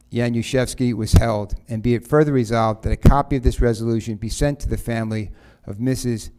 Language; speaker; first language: English; native; English